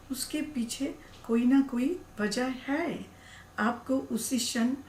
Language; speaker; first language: Hindi; non-native, learner; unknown